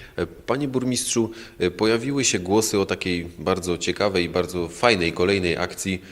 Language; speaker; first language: Polish; native; Polish